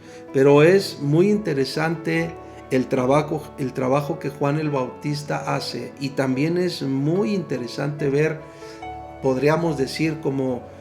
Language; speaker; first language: Spanish; native; Spanish